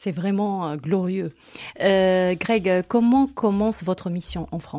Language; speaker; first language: French; native; French